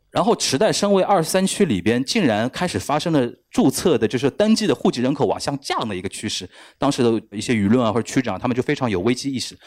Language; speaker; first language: Chinese; native; Chinese